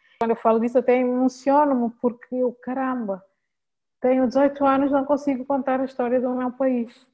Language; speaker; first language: Portuguese; non-native, local second language; Kabuverdianu